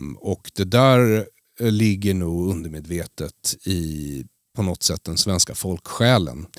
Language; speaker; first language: Swedish; native; Swedish